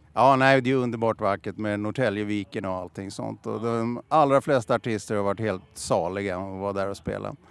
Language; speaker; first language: Swedish; native; Swedish